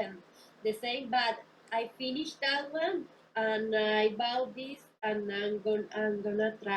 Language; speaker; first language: English; non-native, learner; Spanish